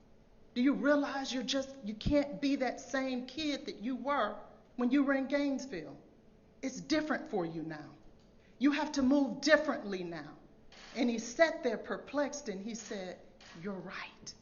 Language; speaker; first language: English; native; English